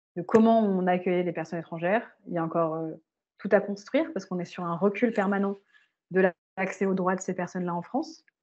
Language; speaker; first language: French; native; French